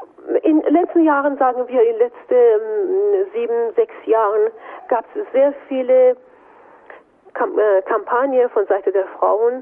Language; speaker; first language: German; non-native, fluent; Persian